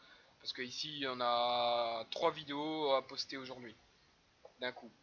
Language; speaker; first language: French; native; French